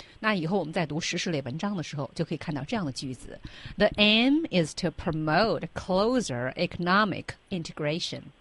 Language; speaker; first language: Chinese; native; Chinese